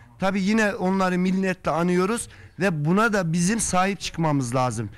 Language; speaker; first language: Turkish; native; Turkish